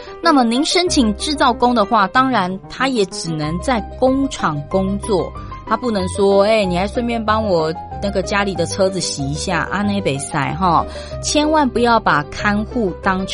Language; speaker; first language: Chinese; native; Chinese